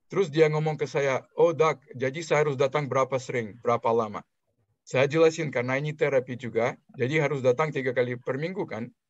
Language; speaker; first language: Indonesian; non-native, fluent; Russian